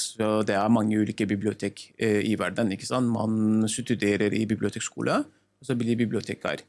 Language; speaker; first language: Norwegian; non-native, learner; Turkish